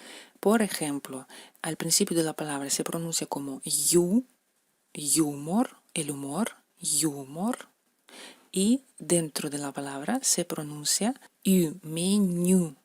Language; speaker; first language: Spanish; non-native, fluent; Russian